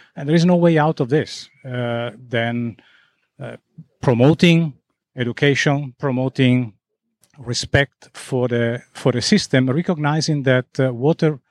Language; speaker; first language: English; non-native, fluent; Italian